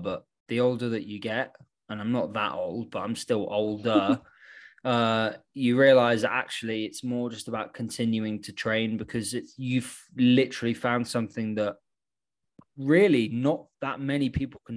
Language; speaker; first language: English; native; English